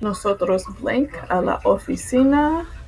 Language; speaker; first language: Spanish; non-native, fluent; English